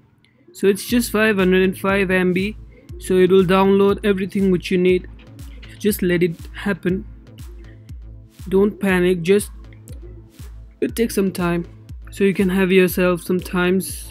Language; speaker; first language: English; non-native, local second language; Nepali